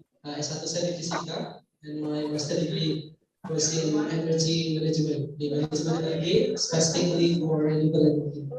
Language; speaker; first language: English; non-native, fluent; Indonesian